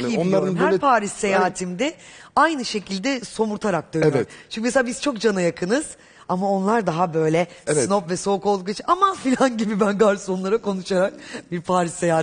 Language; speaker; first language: Turkish; native; Turkish